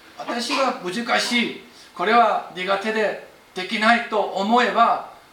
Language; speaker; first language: Japanese; non-native, fluent; Korean